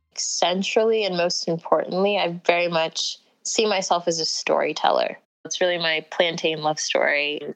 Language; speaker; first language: English; early bilingual, other home language; Akan